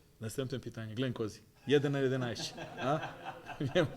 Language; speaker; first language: Polish; non-native, fluent; Croatian